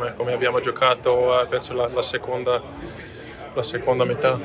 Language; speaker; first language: Italian; non-native, fluent; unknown